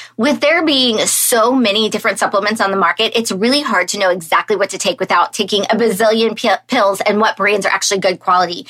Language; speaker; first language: English; native; English